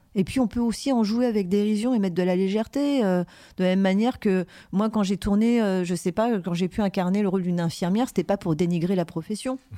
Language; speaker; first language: French; native; French